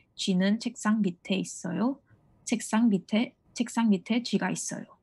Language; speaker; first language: Korean; non-native, fluent; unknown